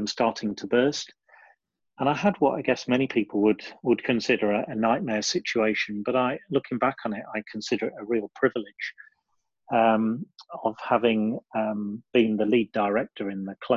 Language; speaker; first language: English; native; English